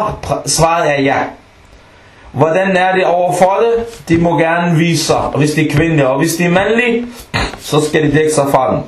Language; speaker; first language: Danish; non-native, local second language; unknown